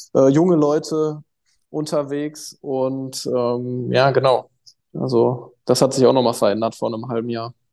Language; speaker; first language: German; native; German